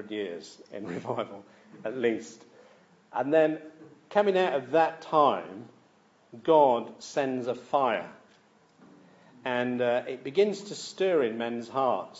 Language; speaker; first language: English; native; English